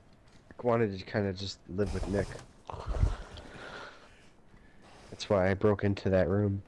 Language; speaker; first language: English; native; English